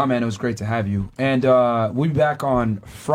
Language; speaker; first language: English; native; English